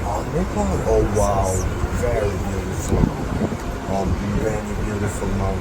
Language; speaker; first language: English; non-native, learner; German